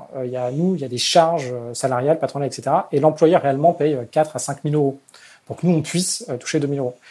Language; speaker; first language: French; native; French